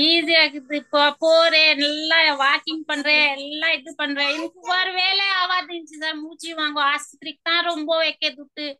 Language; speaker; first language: Tamil; non-native, fluent; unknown